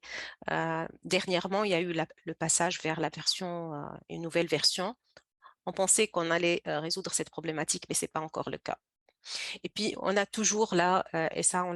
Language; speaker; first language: French; native; French